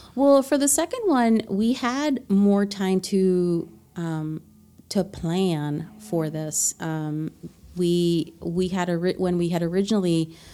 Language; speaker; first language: English; non-native, fluent; Spanish